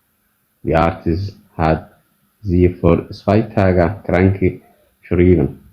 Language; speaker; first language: German; non-native, learner; Somali